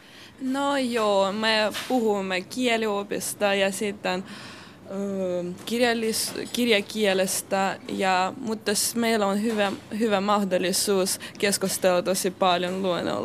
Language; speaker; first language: Finnish; non-native, learner; Russian